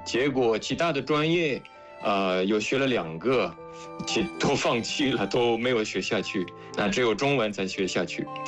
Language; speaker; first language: Chinese; non-native, fluent; French